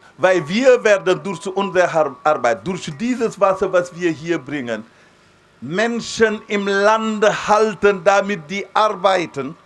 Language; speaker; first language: German; non-native, fluent; Wolof